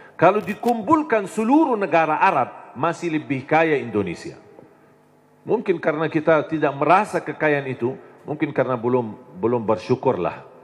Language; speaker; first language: Indonesian; non-native, fluent; Arabic